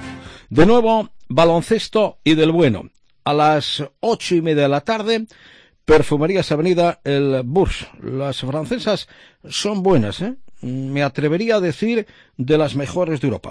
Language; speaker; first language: Spanish; native; Spanish